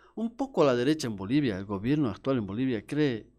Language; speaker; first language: Spanish; native; Spanish